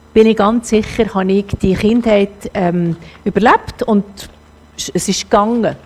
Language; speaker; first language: German; native; German